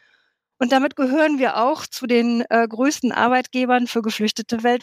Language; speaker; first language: German; native; German